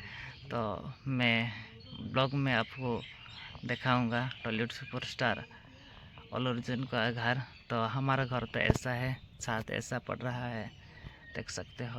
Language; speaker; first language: Hindi; non-native, local second language; Odia